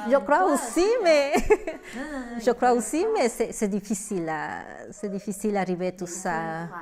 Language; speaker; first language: French; non-native, learner; Spanish